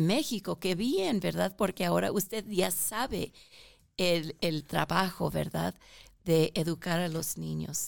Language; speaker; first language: Spanish; early bilingual, heritage; Spanish